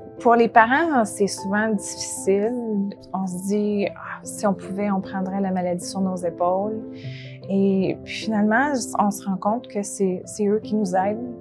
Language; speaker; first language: French; native; French